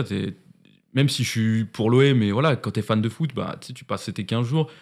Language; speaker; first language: French; native; French